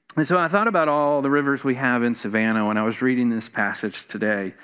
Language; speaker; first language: English; native; English